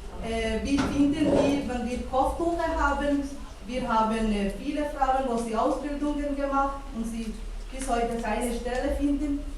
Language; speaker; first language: German; non-native, learner; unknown